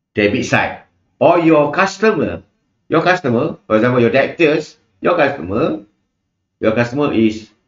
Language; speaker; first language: English; non-native, local second language; Malay